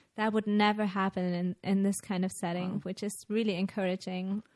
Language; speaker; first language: English; non-native, fluent; German